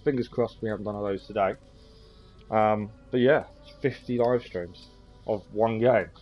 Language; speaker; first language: English; native; English